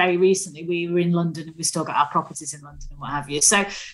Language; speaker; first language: English; native; English